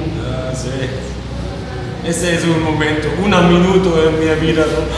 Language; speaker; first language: Spanish; non-native, learner; German